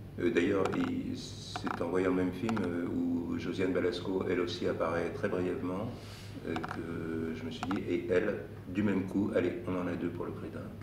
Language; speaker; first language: French; native; French